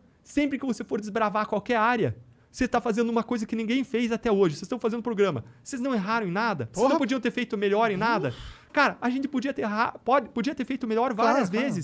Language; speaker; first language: Portuguese; native; Portuguese